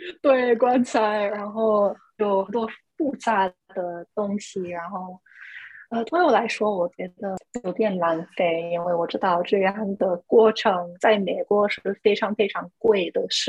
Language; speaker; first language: Chinese; non-native, fluent; English